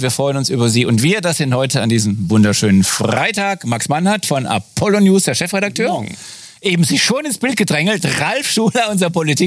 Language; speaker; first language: German; native; German